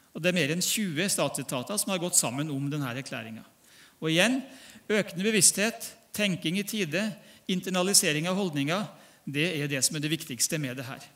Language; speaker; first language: Norwegian; native; Norwegian